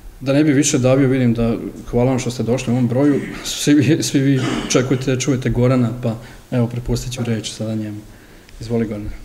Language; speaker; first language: Serbian; early bilingual, heritage; Serbian